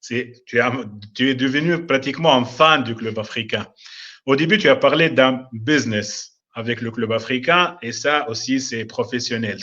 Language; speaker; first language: French; non-native, local second language; Arabic